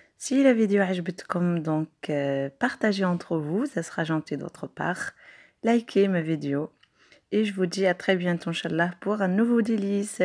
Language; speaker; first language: French; non-native, local second language; Arabic